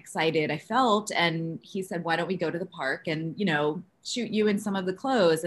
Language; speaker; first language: English; native; English